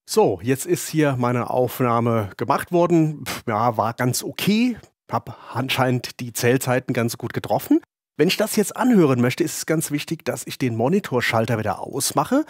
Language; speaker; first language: German; native; German